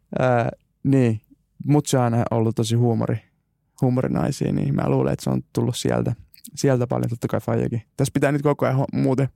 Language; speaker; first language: Finnish; native; Finnish